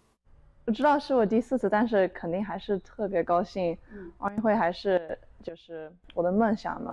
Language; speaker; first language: Chinese; early bilingual, heritage; Chinese